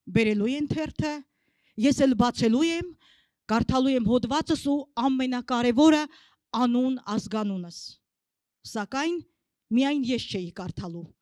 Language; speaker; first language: Armenian; native; Armenian